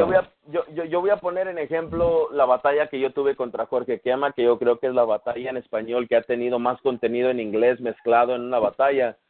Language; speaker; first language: Spanish; early bilingual, heritage; Spanish